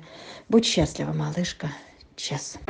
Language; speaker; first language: Russian; native; Russian